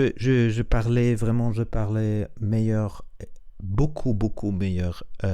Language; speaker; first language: French; non-native, learner; Spanish